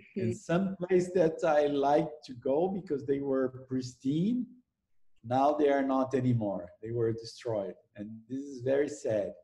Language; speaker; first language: English; non-native, fluent; Portuguese